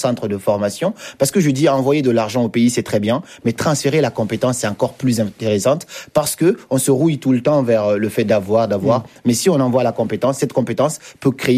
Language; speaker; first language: French; non-native, local second language; Fula